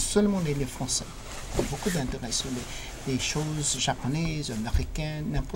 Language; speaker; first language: French; non-native, learner; English